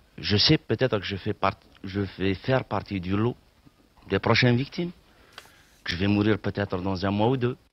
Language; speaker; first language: French; native; French